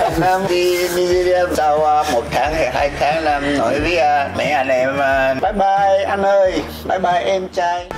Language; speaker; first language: Vietnamese; non-native, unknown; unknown